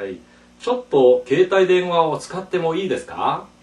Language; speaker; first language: Japanese; non-native, fluent; Korean